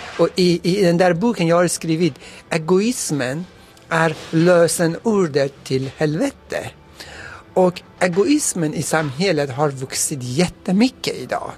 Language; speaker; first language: Swedish; non-native, fluent; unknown